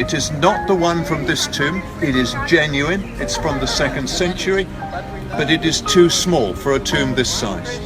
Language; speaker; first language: English; native; English